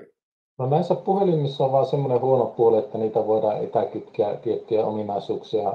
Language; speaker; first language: Finnish; native; Finnish